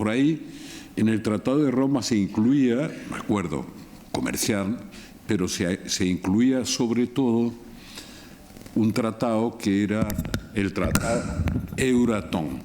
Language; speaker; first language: Spanish; native; Spanish